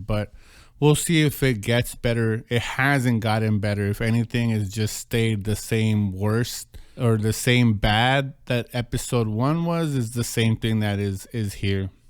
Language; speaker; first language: English; native; English